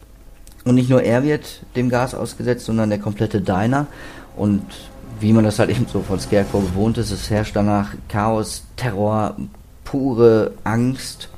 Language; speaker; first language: German; native; German